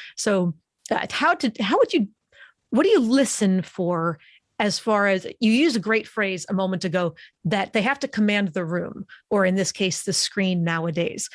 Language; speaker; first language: English; native; English